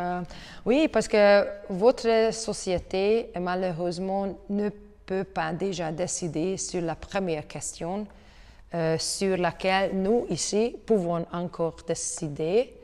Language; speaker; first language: French; non-native, learner; Hungarian